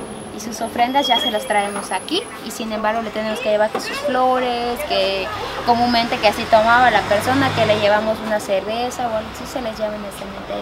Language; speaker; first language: Spanish; native; Spanish